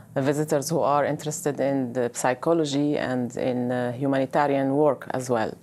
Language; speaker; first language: English; non-native, fluent; Arabic